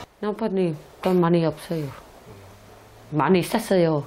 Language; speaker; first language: Korean; non-native, learner; Vietnamese